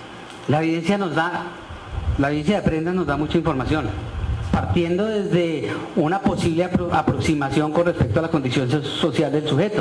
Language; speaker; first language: Spanish; native; Spanish